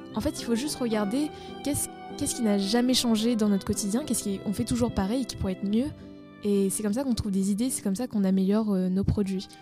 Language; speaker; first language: French; native; French